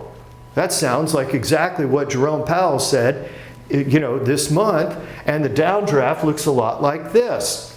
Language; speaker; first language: English; native; English